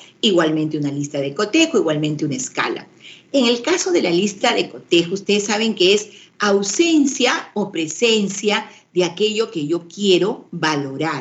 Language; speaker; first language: Spanish; native; Spanish